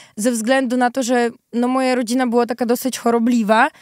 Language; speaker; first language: Polish; early bilingual, other home language; Ukrainian